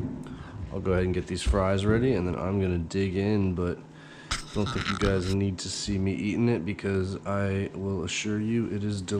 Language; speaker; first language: English; native; English